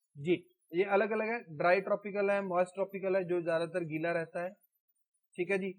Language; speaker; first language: Hindi; non-native, local second language; Punjabi